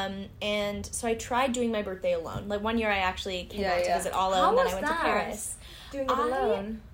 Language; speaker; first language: English; native; English